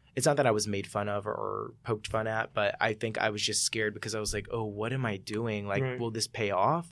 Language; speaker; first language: English; native; English